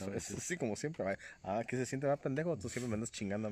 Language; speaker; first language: Spanish; native; Spanish